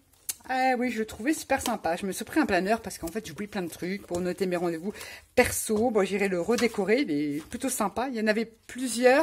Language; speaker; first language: French; native; French